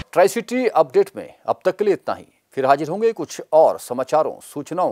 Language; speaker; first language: Hindi; native; Hindi